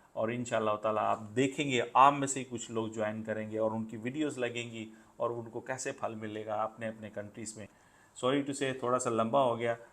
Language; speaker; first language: Urdu; non-native, local second language; Punjabi